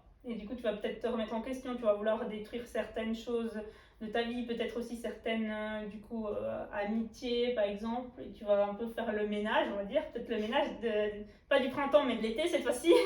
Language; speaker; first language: French; native; French